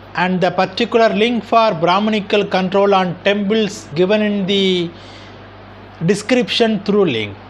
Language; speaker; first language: English; non-native, local second language; Tamil